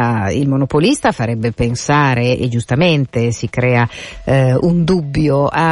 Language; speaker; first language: Italian; native; Italian